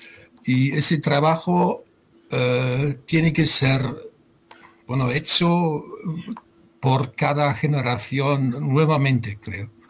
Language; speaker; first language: Spanish; non-native, fluent; German